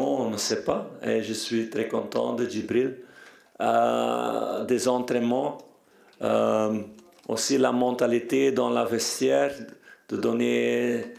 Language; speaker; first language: French; non-native, fluent; Dutch